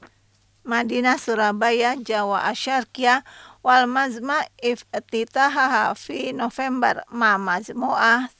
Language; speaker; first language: Arabic; non-native, fluent; Indonesian